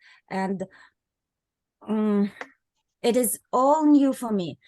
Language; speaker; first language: English; non-native, learner; Russian